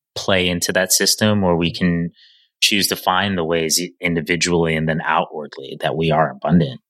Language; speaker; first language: English; native; English